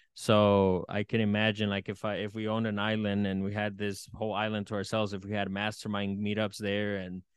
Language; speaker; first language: English; early bilingual, other home language; Spanish